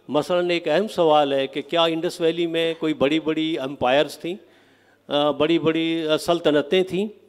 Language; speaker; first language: Urdu; non-native, local second language; Saraiki